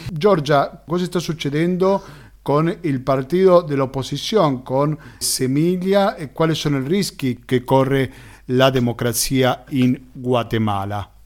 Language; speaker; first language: Italian; non-native, fluent; Spanish